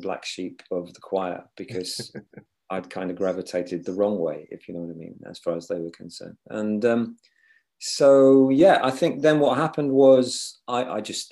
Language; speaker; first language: English; native; English